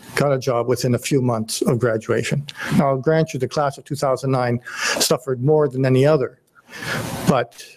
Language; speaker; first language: English; native; English